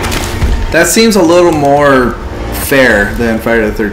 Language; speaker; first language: English; native; English